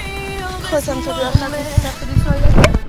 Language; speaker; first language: French; native; French